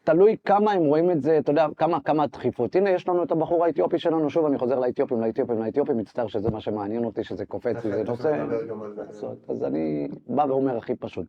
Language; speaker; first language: Hebrew; native; Hebrew